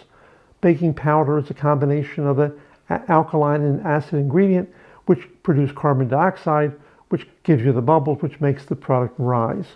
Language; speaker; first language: English; native; English